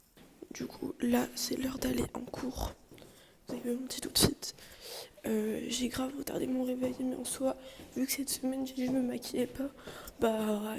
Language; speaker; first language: French; native; French